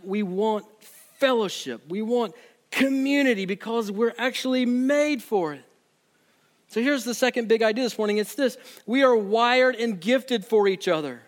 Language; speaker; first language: English; native; English